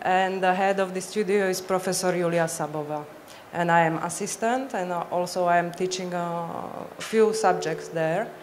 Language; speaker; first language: English; non-native, learner; Slovak